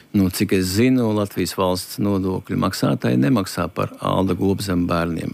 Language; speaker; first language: Latvian; native; Latvian